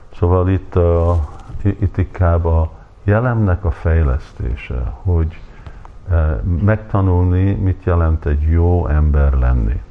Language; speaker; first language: Hungarian; early bilingual, heritage; Hungarian